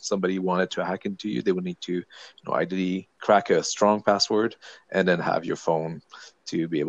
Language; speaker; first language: English; non-native, fluent; French